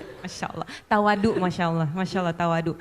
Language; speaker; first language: Indonesian; native; Indonesian